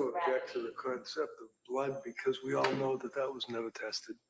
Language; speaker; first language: English; native; English